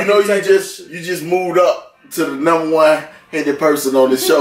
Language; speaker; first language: English; native; English